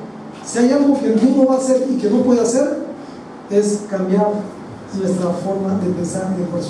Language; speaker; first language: Spanish; native; Spanish